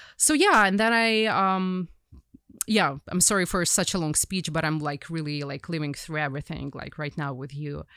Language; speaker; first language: English; non-native, fluent; Ukrainian